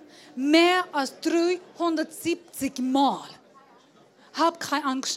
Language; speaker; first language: German; non-native, fluent; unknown